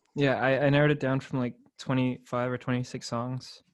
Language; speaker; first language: English; native; English